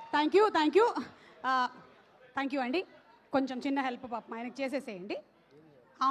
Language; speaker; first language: Telugu; native; Telugu